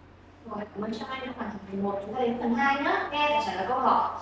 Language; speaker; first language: Chinese; non-native, fluent; Vietnamese